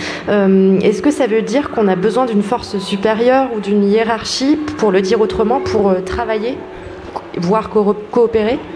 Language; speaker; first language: French; native; French